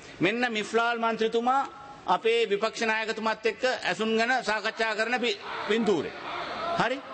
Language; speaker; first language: Sinhala; non-native, local second language; Tamil